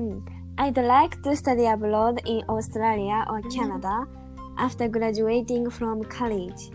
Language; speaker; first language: English; non-native, learner; Japanese